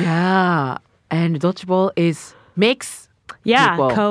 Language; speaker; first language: English; non-native, learner; Japanese